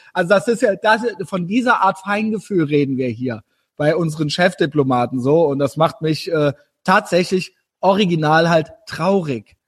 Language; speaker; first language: German; native; German